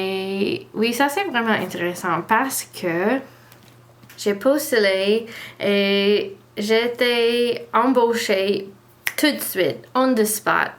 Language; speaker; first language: French; non-native, learner; English